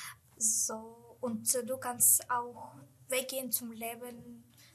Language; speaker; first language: German; non-native, learner; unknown